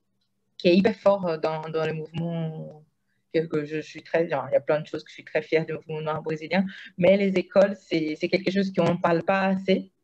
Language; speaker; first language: French; non-native, fluent; Portuguese